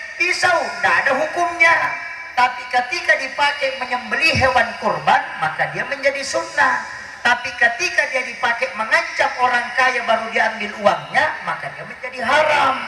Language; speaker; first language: Indonesian; non-native, local second language; Buginese